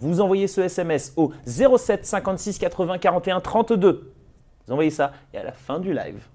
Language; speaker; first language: French; native; French